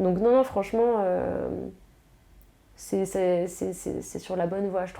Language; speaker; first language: French; native; French